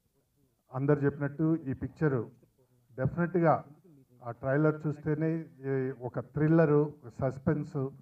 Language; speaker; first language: Telugu; native; Telugu